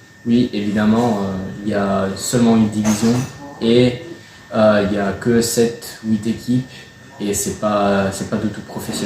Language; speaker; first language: French; non-native, fluent; Spanish